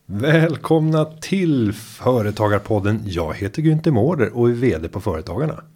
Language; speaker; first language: Swedish; native; Swedish